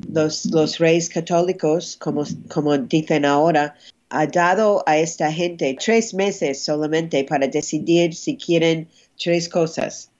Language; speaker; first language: Spanish; non-native, fluent; English